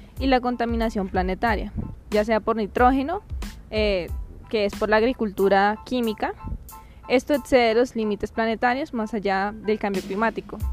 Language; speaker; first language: Spanish; native; Spanish